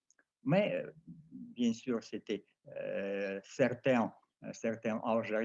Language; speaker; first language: French; non-native, fluent; Russian